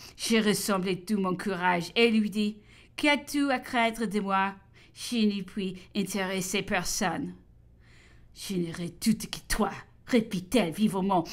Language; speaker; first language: French; non-native, fluent; English